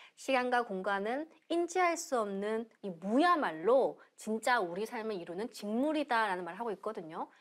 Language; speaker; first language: Korean; native; Korean